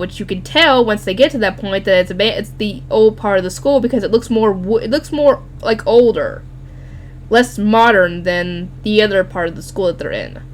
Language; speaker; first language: English; native; English